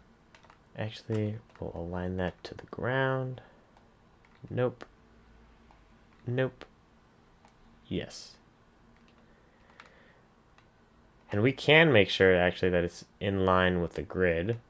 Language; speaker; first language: English; native; English